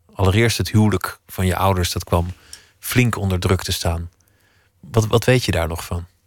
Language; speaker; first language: Dutch; native; Dutch